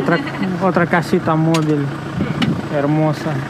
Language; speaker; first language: Spanish; non-native, fluent; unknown